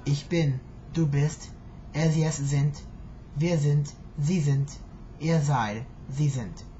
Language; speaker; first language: German; non-native, learner; English